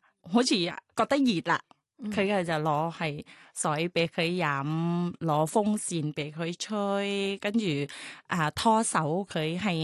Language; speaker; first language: Cantonese; non-native, fluent; Thai